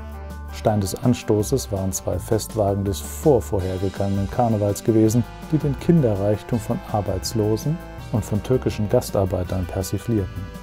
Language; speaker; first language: German; native; German